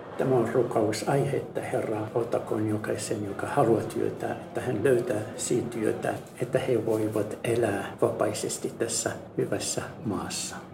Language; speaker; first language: Finnish; non-native, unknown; Arabic